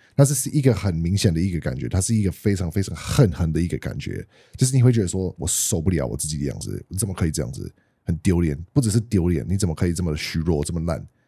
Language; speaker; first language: Chinese; non-native, fluent; English